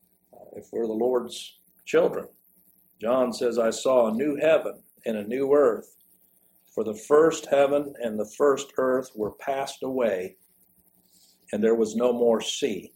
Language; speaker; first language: English; native; English